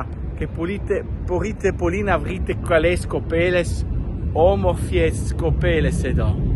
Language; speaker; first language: Greek; non-native, learner; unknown